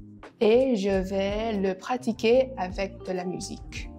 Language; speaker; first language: French; non-native, learner; Vietnamese